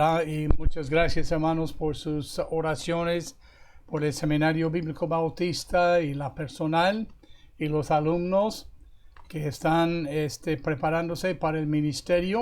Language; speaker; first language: Spanish; non-native, fluent; English